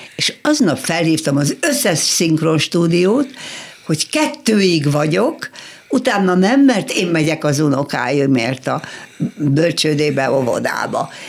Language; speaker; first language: Hungarian; native; Hungarian